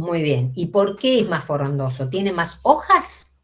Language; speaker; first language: Spanish; native; Spanish